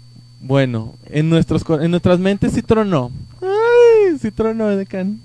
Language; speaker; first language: Spanish; native; Spanish